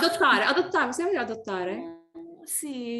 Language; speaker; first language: Italian; non-native, learner; English